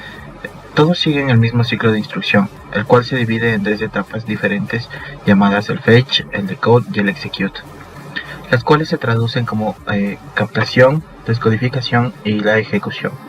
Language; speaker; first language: Spanish; native; Spanish